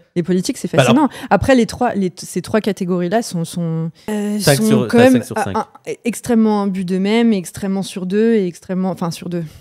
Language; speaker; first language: French; native; French